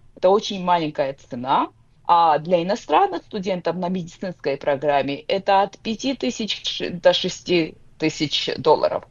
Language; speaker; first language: Russian; non-native, local second language; Georgian